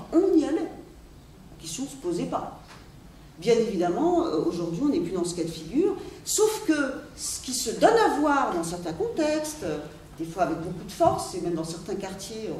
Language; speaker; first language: French; native; French